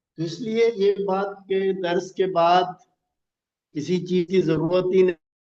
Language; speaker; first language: Urdu; non-native, local second language; Punjabi